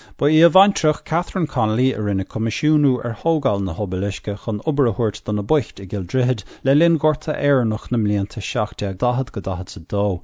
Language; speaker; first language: Irish; non-native, local second language; English